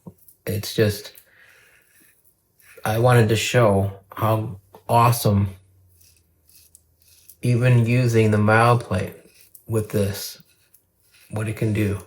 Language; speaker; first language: English; native; English